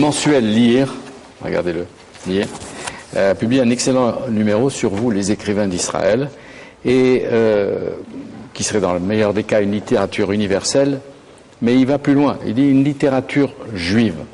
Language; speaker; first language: French; native; French